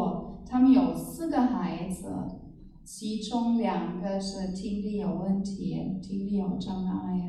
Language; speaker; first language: Chinese; non-native, fluent; German